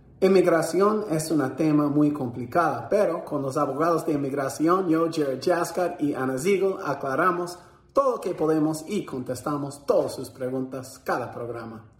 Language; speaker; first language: Spanish; non-native, fluent; English